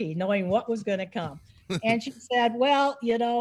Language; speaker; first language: English; native; English